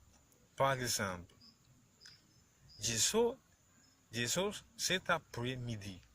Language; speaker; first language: French; non-native, learner; Spanish